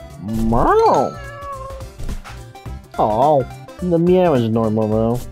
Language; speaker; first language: English; native; English